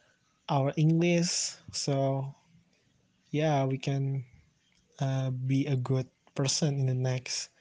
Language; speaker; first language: English; non-native, learner; Indonesian